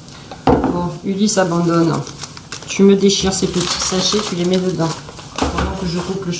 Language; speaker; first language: French; native; French